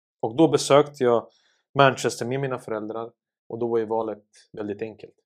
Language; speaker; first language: Swedish; early bilingual, other home language; Serbian